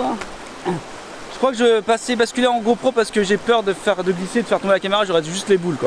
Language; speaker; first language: French; native; French